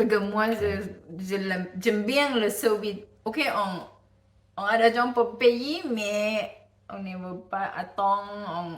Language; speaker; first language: French; non-native, learner; Thai